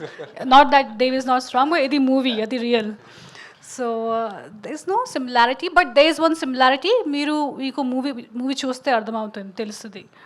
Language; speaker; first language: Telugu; non-native, learner; Hindi